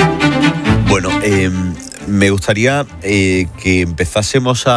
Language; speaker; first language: Spanish; native; Spanish